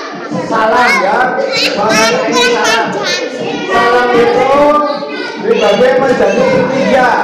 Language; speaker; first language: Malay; non-native, local second language; Javanese